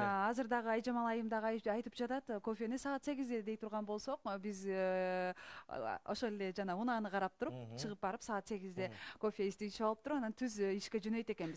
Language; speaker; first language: Kyrgyz; native; Kyrgyz